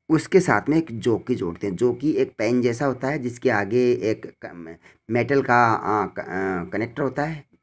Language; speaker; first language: Hindi; native; Hindi